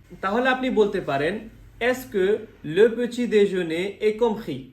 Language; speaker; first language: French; non-native, fluent; Bangla